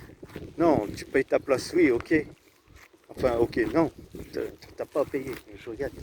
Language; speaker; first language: French; native; French